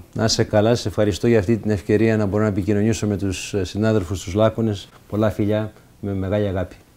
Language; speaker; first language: Greek; early bilingual, heritage; Greek